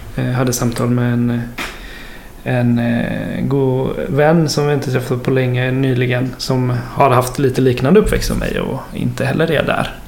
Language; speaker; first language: Swedish; native; Swedish